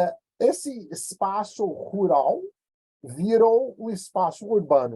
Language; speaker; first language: Portuguese; non-native, fluent; English